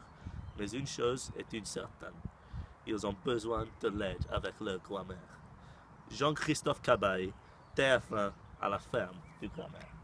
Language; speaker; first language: French; non-native, learner; English